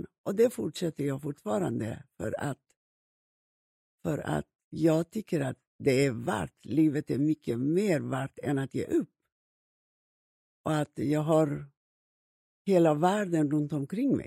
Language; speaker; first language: Swedish; non-native, fluent; Persian